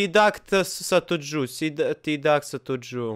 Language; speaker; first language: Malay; non-native, learner; Russian